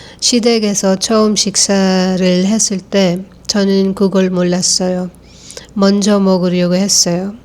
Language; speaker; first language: Korean; non-native, fluent; Filipino